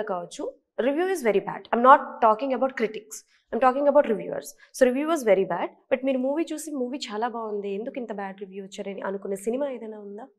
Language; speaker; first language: Telugu; native; Telugu